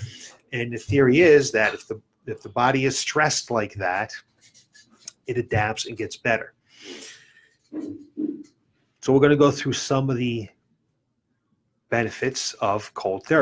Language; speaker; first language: English; native; English